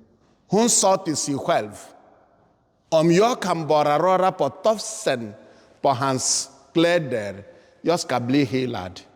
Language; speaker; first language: Swedish; non-native, fluent; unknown